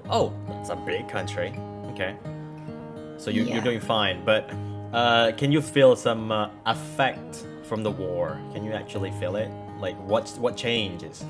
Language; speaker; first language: English; non-native, fluent; Indonesian